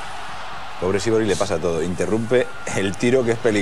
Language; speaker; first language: Spanish; native; Spanish